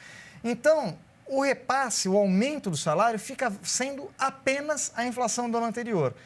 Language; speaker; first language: Portuguese; native; Portuguese